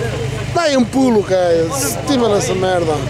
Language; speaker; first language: Portuguese; native; Portuguese